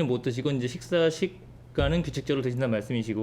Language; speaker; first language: Korean; native; Korean